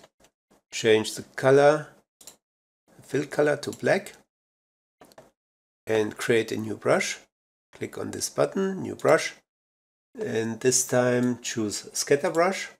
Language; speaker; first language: English; non-native, fluent; German